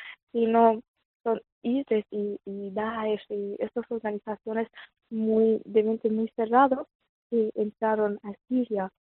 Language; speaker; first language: Spanish; non-native, fluent; Arabic